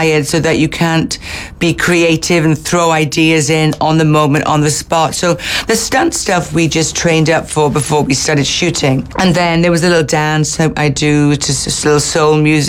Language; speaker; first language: English; native; English